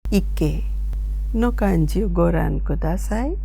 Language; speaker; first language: Japanese; non-native, fluent; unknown